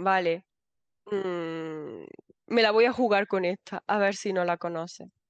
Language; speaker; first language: Spanish; native; Spanish